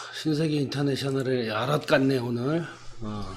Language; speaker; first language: Korean; native; Korean